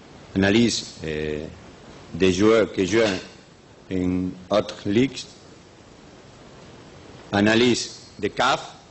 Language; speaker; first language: French; non-native, learner; Spanish